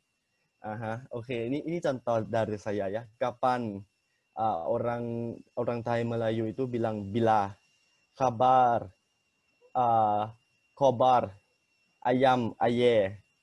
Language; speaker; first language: Indonesian; non-native, fluent; Thai